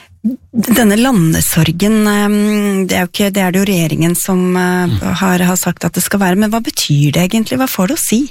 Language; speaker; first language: Norwegian; native; Norwegian